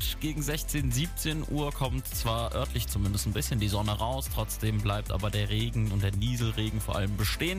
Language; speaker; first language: German; native; German